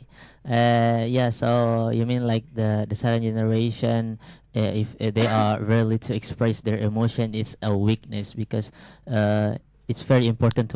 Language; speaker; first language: English; non-native, learner; Indonesian